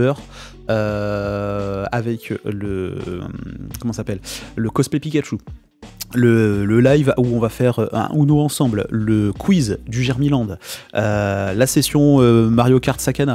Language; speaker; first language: French; native; French